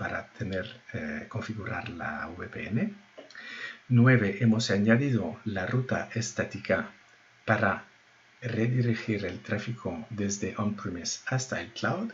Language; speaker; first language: Spanish; non-native, fluent; French